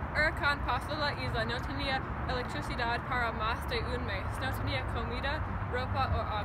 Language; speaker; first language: Spanish; non-native, learner; English